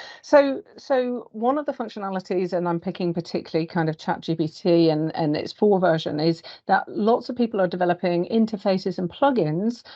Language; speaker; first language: English; native; English